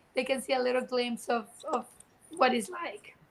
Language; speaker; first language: English; non-native, fluent; Spanish